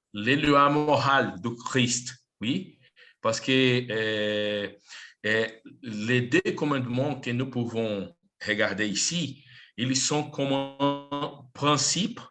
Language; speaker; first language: French; non-native, learner; Portuguese